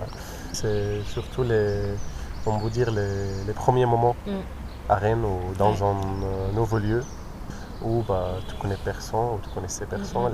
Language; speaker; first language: French; non-native, fluent; Arabic